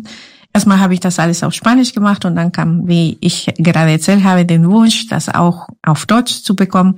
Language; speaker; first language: German; non-native, fluent; Spanish